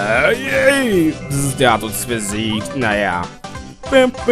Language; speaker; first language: German; native; German